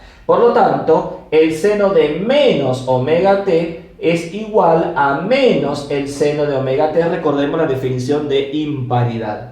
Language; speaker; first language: Spanish; native; Spanish